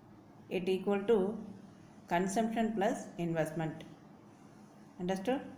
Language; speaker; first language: English; non-native, local second language; Tamil